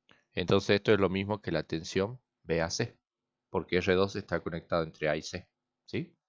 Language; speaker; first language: Spanish; native; Spanish